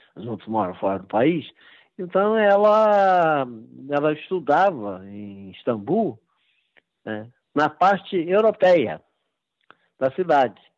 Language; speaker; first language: Portuguese; native; Portuguese